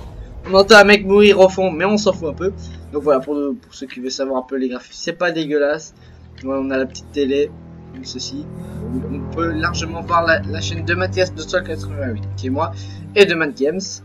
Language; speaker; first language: French; native; French